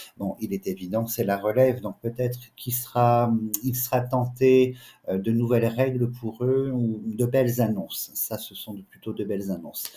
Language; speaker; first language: French; native; French